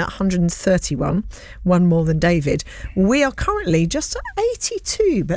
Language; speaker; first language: English; native; English